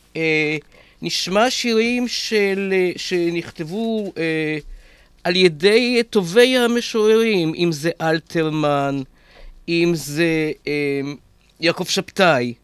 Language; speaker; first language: Hebrew; native; Hebrew